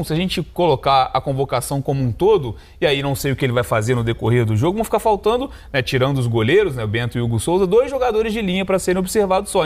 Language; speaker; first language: Portuguese; native; Portuguese